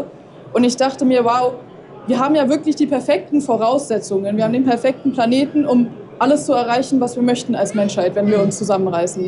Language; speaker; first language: German; native; German